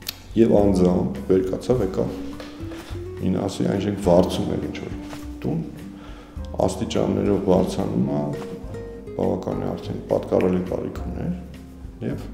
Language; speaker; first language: Armenian; native; Armenian